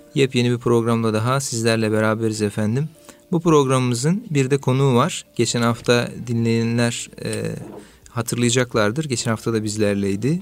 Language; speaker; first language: Turkish; native; Turkish